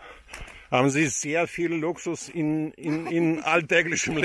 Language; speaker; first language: German; non-native, fluent; Russian